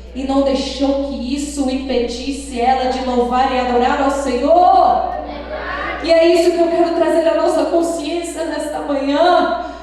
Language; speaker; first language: Portuguese; native; Portuguese